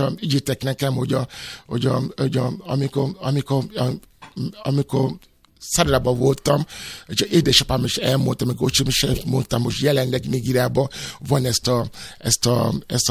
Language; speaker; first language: Hungarian; non-native, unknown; Yoruba